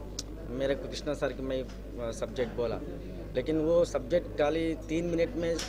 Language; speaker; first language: Hindi; non-native, local second language; Telugu